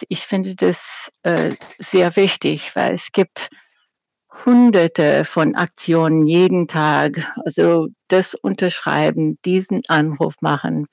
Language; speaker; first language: German; non-native, fluent; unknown